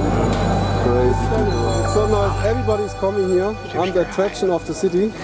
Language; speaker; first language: English; non-native, fluent; German